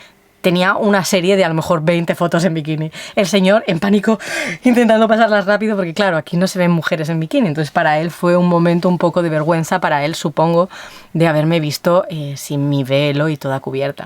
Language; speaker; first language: Spanish; native; Spanish